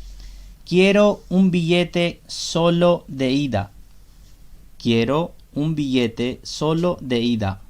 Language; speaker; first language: Spanish; non-native, fluent; Urdu